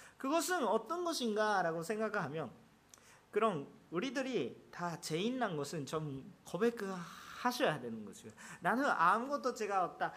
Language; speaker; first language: Korean; non-native, fluent; Japanese